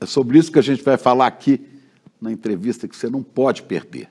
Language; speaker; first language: Portuguese; native; Portuguese